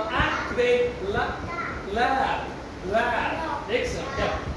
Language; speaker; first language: Arabic; native; Arabic